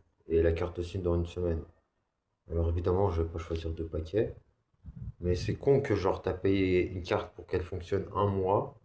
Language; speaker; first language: French; native; French